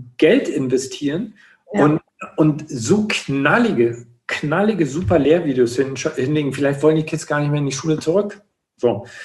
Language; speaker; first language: German; native; German